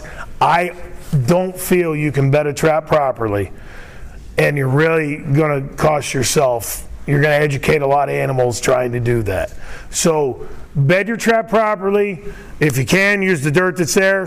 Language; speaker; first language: English; native; English